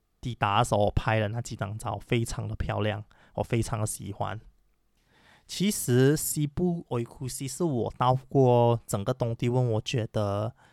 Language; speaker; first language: Chinese; native; Chinese